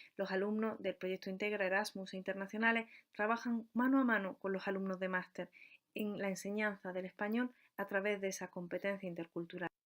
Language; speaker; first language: Spanish; native; Spanish